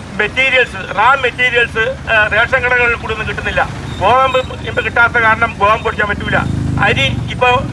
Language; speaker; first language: Malayalam; native; Malayalam